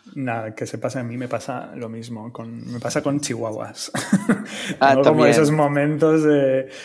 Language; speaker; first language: Spanish; native; Spanish